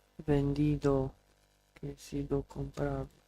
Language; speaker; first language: Spanish; non-native, learner; English